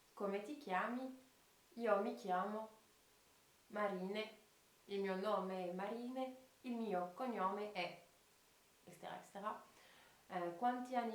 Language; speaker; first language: Italian; non-native, fluent; French